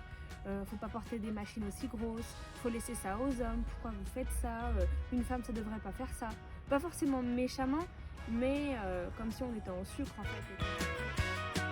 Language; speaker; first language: French; native; French